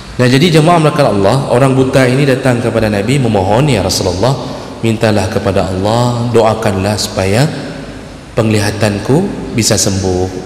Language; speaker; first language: Malay; non-native, local second language; Achinese